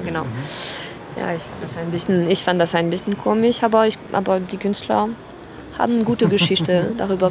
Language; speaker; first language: German; non-native, fluent; French